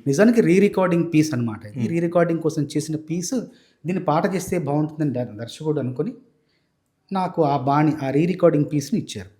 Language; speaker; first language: Telugu; native; Telugu